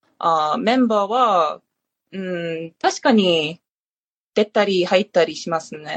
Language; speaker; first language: Japanese; non-native, learner; English